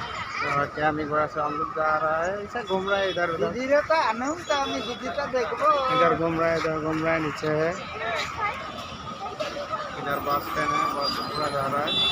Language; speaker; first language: Hindi; non-native, local second language; Assamese